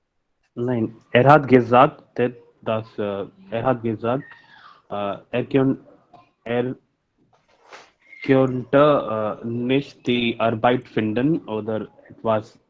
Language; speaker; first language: German; non-native, learner; Hindi